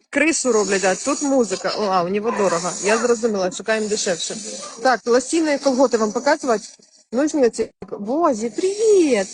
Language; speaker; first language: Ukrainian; native; Ukrainian